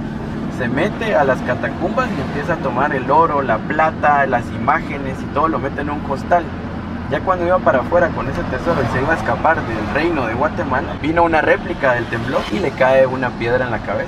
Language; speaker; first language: Spanish; native; Spanish